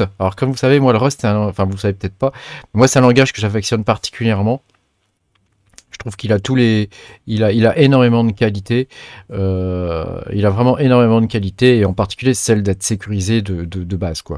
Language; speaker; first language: French; native; French